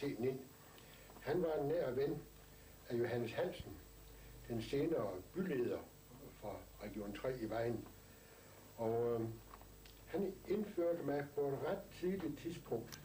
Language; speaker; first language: Danish; native; Danish